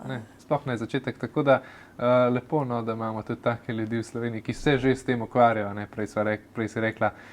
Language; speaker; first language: Slovenian; native; Slovenian